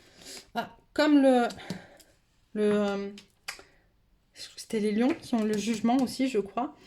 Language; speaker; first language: French; native; French